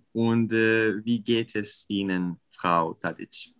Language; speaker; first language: German; non-native, learner; Serbian